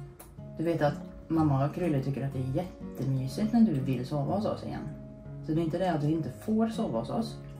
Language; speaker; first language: Swedish; native; Swedish